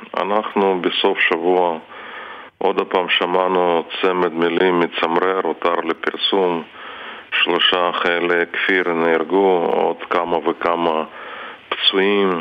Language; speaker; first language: Hebrew; non-native, fluent; Russian